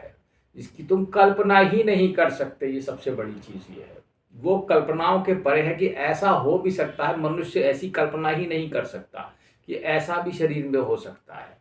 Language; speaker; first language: Hindi; native; Hindi